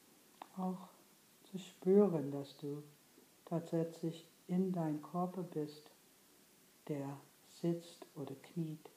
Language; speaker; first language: German; non-native, fluent; English